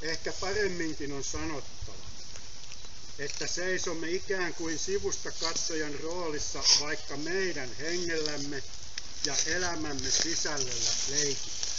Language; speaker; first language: Finnish; native; Finnish